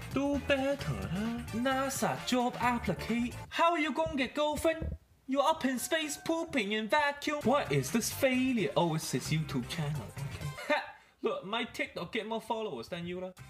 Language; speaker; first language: English; native; English